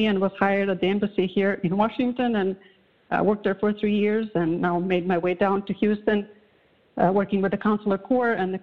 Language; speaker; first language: English; non-native, fluent; Latvian